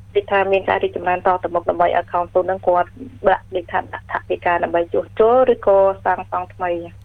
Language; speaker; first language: Khmer; early bilingual, heritage; Khmer